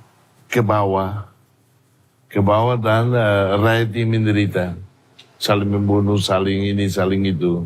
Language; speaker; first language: Indonesian; non-native, fluent; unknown